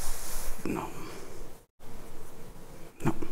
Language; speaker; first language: French; native; French